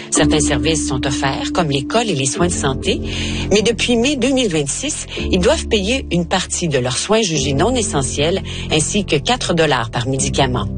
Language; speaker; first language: French; native; French